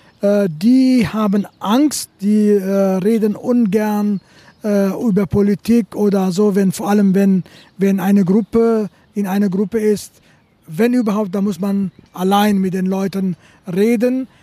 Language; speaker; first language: German; non-native, fluent; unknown